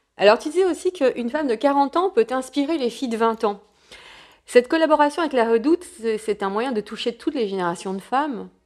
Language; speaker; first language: French; native; French